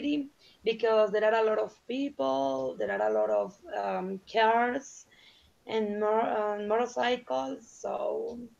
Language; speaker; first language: English; non-native, learner; Spanish